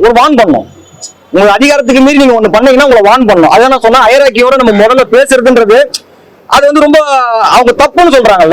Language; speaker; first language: Tamil; native; Tamil